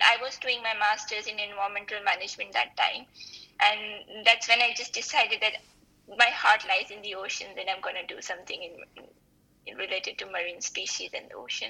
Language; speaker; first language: English; non-native, local second language; Hindi